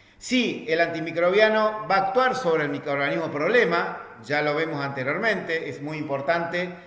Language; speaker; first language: Spanish; native; Spanish